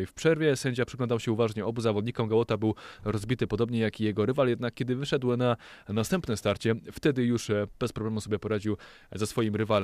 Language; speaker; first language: Polish; native; Polish